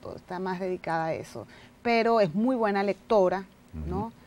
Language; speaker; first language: Spanish; native; Spanish